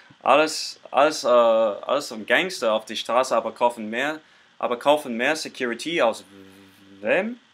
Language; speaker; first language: German; non-native, learner; English